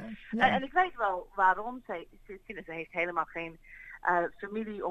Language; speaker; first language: Dutch; early bilingual, heritage; English